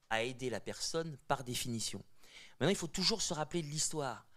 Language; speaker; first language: French; native; French